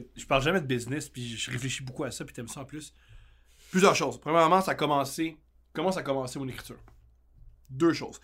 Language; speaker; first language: French; native; French